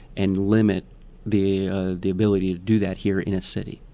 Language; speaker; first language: English; native; English